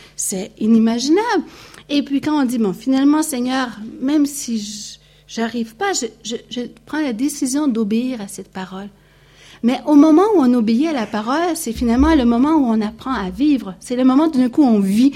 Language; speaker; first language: French; native; French